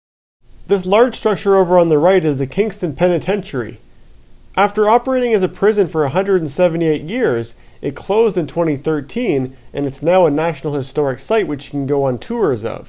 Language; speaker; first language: English; native; English